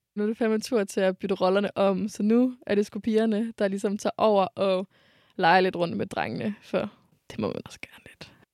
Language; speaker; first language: Danish; early bilingual, other home language; French